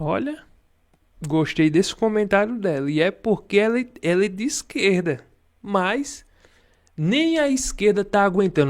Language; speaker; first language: Portuguese; native; Portuguese